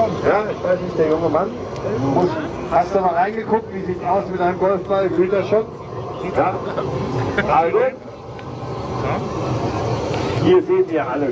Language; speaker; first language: German; native; German